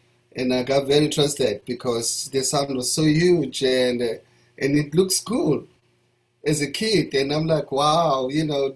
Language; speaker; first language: English; non-native, local second language; Zulu